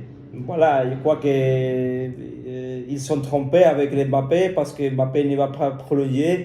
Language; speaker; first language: French; non-native, fluent; Spanish